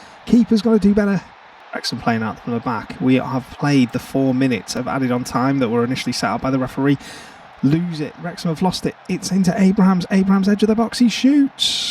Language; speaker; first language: English; native; English